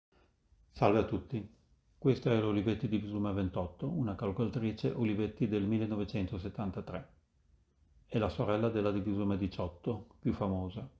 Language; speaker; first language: Italian; native; Italian